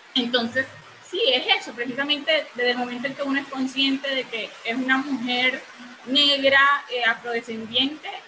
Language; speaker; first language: Spanish; native; Spanish